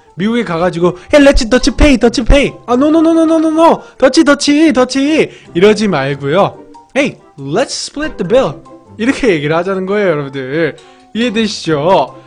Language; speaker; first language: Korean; native; Korean